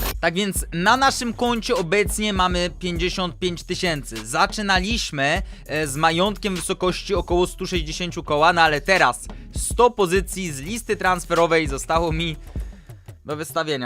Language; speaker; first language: Polish; native; Polish